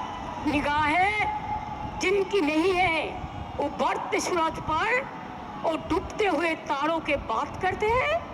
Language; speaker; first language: Hindi; non-native, local second language; Bangla